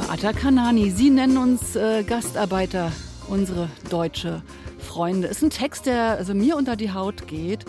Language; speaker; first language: German; native; German